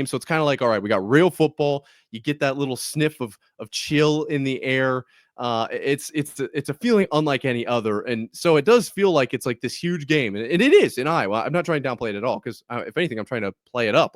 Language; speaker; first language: English; native; English